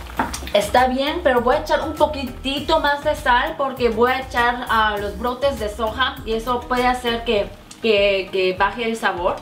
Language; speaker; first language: Spanish; non-native, fluent; Korean